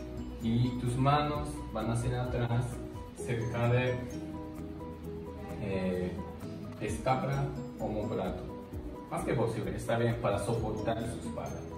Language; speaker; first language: Spanish; non-native, learner; Japanese